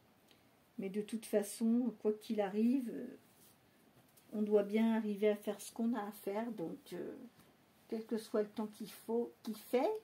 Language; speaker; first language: French; native; French